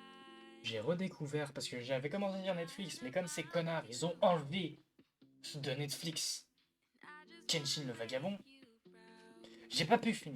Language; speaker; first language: French; native; French